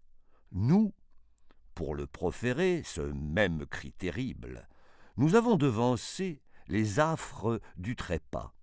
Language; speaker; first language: French; native; French